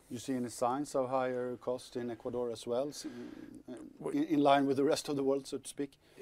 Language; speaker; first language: English; non-native, fluent; Swedish